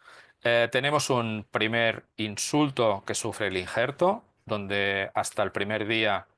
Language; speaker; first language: Spanish; native; Spanish